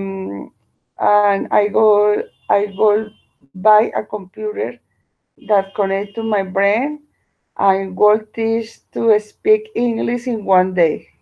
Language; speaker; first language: English; non-native, learner; Spanish